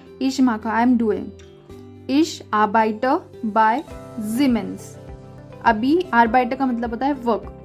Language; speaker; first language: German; non-native, fluent; Hindi